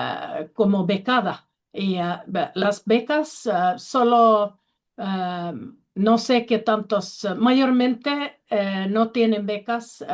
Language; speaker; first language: Spanish; non-native, learner; Finnish